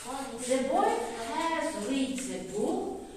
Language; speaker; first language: English; non-native, learner; Russian